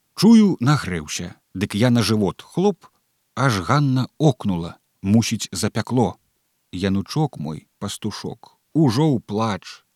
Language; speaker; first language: Belarusian; native; Belarusian